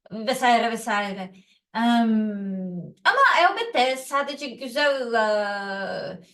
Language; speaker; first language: Turkish; non-native, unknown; Serbian